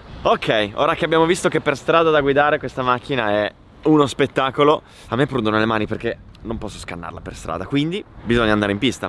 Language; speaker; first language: Italian; native; Italian